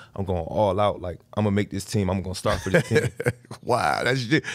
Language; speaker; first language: English; native; English